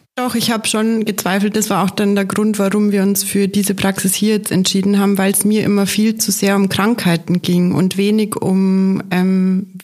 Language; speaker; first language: German; native; German